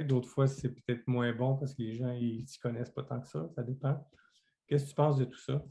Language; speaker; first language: French; native; French